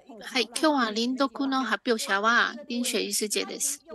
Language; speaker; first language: Japanese; non-native, learner; Chinese